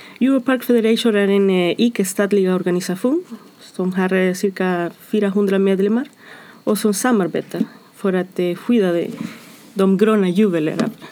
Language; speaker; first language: Swedish; non-native, fluent; Spanish